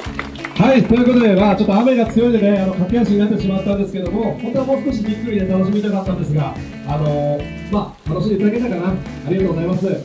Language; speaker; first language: Japanese; native; Japanese